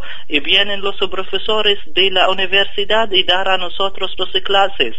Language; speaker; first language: Spanish; non-native, fluent; Arabic